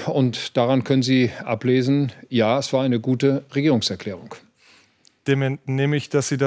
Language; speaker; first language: German; native; German